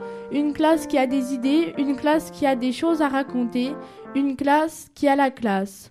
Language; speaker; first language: French; native; French